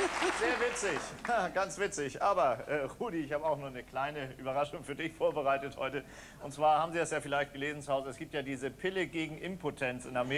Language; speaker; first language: German; native; German